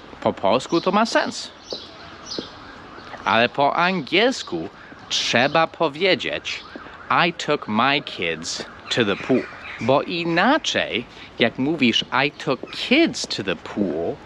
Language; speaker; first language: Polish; non-native, fluent; English